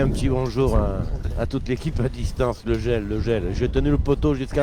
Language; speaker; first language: French; native; French